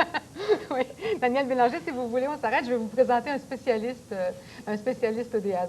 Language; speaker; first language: French; native; French